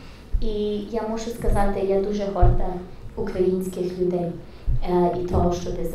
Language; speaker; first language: Ukrainian; early bilingual, heritage; English